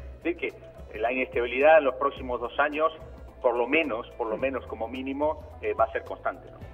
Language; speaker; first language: Spanish; native; Spanish